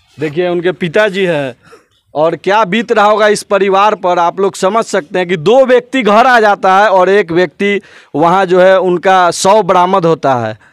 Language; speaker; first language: Hindi; native; Hindi